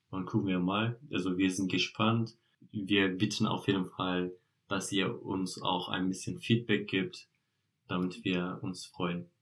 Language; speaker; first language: German; non-native, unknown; Turkish